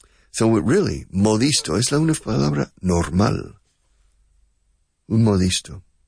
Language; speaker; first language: Spanish; non-native, fluent; English